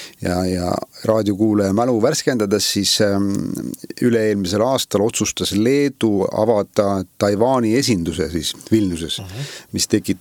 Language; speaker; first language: Estonian; native; Estonian